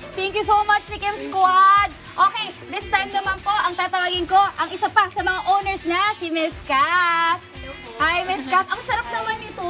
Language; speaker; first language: Filipino; native; Filipino